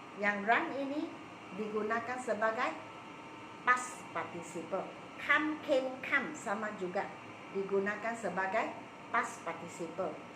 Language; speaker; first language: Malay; non-native, local second language; Chinese